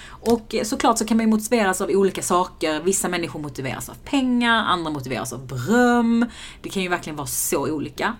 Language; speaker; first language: Swedish; early bilingual, other home language; Persian